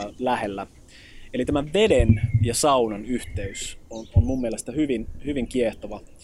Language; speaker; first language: Finnish; early bilingual, other home language; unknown